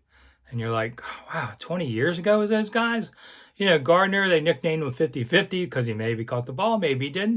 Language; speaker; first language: English; native; English